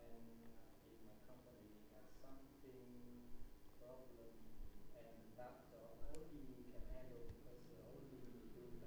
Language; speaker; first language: English; non-native, learner; Vietnamese